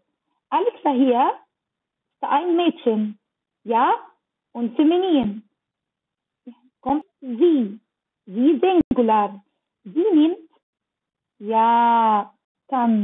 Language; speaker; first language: German; non-native, learner; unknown